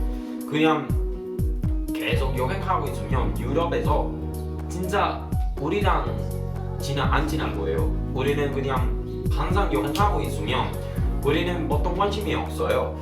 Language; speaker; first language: Korean; non-native, learner; Spanish